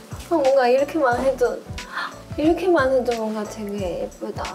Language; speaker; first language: Korean; non-native, fluent; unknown